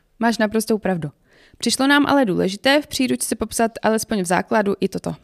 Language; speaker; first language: Czech; native; Czech